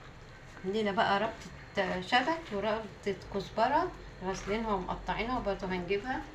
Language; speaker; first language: Arabic; native; Arabic